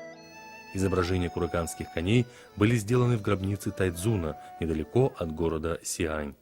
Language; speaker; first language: Russian; native; Russian